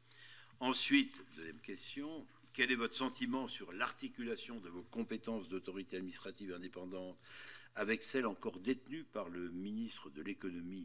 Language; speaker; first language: French; native; French